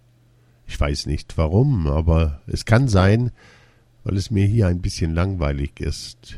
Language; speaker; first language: German; early bilingual, other home language; Turkish